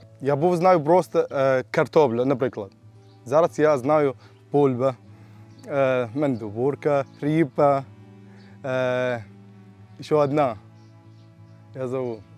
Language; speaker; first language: Ukrainian; non-native, learner; Arabic